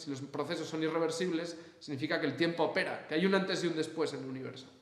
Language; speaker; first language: Spanish; native; Spanish